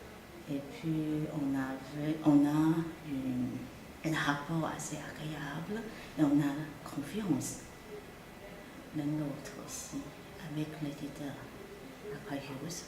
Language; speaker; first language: French; non-native, fluent; Chinese